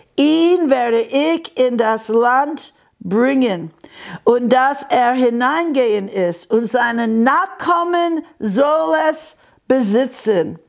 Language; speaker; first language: German; non-native, fluent; English